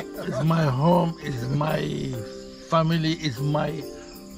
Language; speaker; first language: English; non-native, learner; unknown